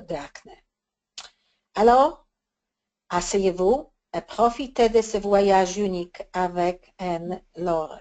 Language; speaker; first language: French; non-native, learner; English